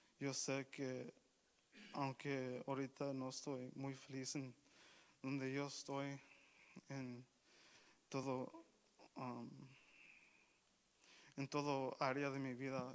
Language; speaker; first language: Spanish; early bilingual, heritage; Spanish